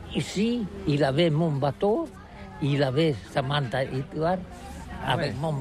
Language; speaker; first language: French; non-native, learner; Catalan